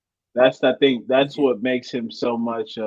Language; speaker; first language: English; native; English